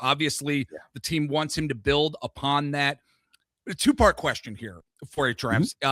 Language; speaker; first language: English; native; English